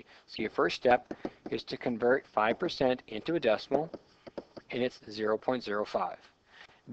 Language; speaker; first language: English; native; English